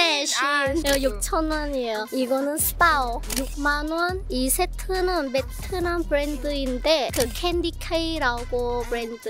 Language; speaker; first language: Korean; non-native, learner; Vietnamese